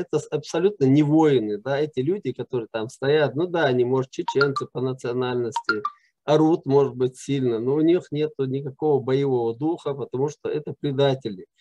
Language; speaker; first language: Russian; non-native, local second language; Chechen